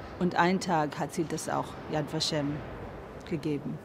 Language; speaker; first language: German; non-native, fluent; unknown